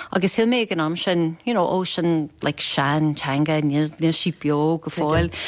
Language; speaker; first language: Irish; non-native, fluent; English